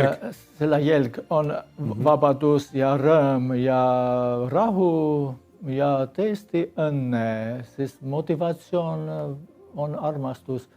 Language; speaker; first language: Estonian; non-native, learner; Armenian